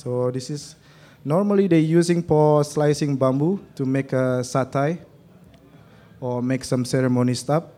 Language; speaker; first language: English; non-native, learner; Indonesian